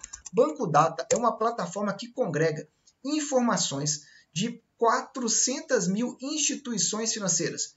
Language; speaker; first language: Portuguese; native; Portuguese